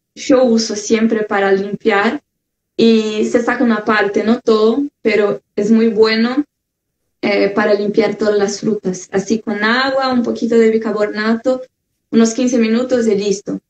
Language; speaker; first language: Spanish; non-native, fluent; Portuguese